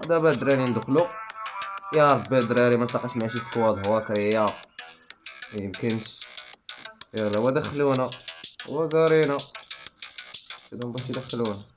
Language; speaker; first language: Arabic; native; Arabic